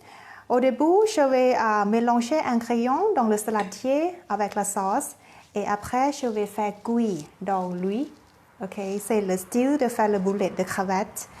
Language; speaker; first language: French; non-native, fluent; Thai